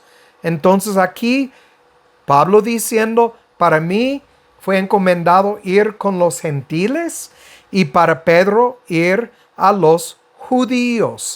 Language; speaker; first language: Spanish; non-native, fluent; English